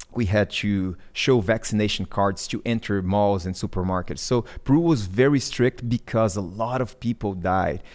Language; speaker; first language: English; non-native, fluent; Portuguese